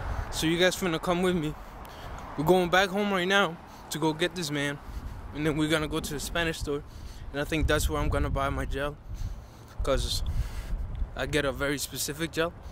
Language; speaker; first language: English; early bilingual, other home language; Spanish